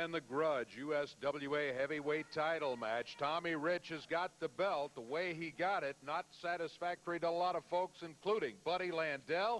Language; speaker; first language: English; native; English